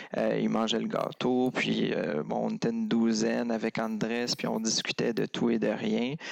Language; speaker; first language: French; native; French